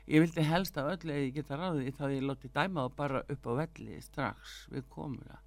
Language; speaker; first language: Icelandic; early bilingual, heritage; Icelandic